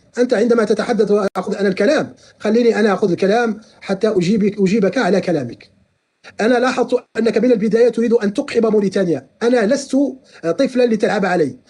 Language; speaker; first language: Arabic; native; Arabic